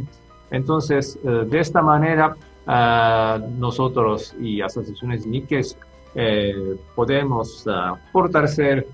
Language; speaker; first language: Spanish; non-native, fluent; Japanese